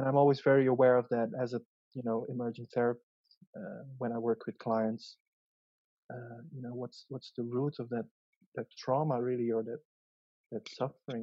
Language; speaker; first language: English; non-native, local second language; Dutch